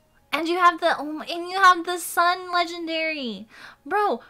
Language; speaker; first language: English; native; English